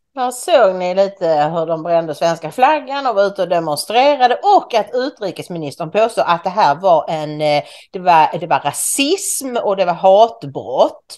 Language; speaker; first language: Swedish; native; Swedish